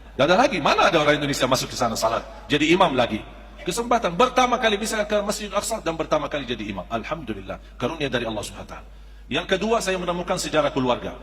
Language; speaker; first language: Indonesian; non-native, fluent; Arabic